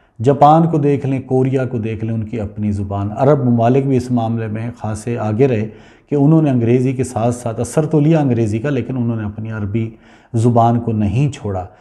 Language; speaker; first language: Urdu; non-native, local second language; Punjabi